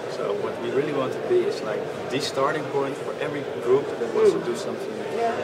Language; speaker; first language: English; non-native, fluent; Dutch